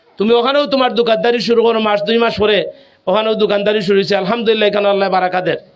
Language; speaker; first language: Bangla; native; Bangla